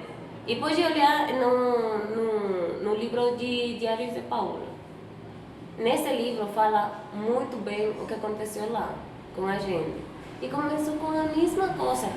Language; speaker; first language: Portuguese; non-native, fluent; Spanish